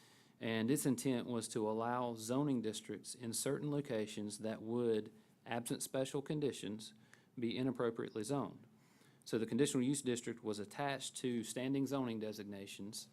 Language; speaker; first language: English; native; English